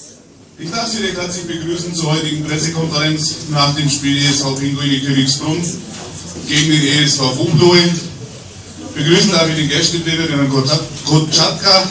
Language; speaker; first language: German; native; German